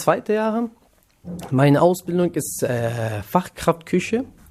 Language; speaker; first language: German; non-native, learner; Kurdish